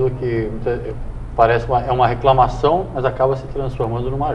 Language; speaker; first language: Portuguese; native; Portuguese